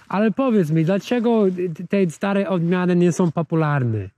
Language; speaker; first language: Polish; non-native, learner; English